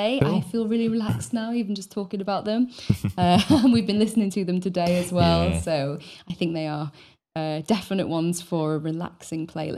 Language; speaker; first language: English; native; English